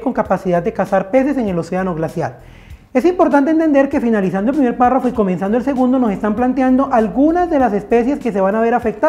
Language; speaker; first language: Spanish; native; Spanish